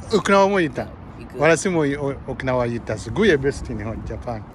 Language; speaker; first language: Japanese; non-native, learner; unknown